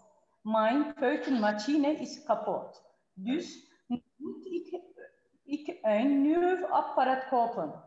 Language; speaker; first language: Dutch; non-native, learner; Turkish